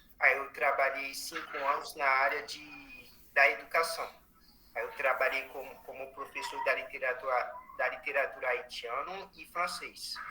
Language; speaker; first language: Portuguese; non-native, fluent; Haitian Creole